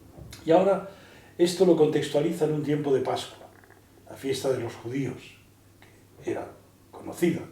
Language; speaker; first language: Spanish; native; Spanish